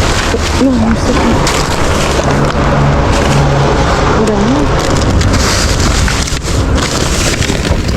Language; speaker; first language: Spanish; non-native, learner; Filipino